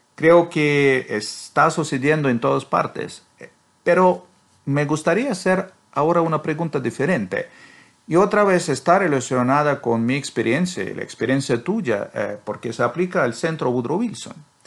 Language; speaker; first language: Spanish; non-native, fluent; Russian